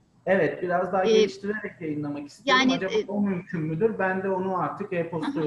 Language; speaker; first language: Turkish; native; Turkish